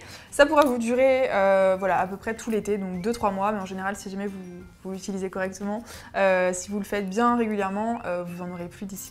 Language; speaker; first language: French; native; French